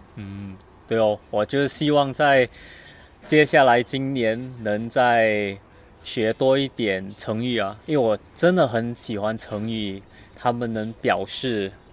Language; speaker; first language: Chinese; non-native, learner; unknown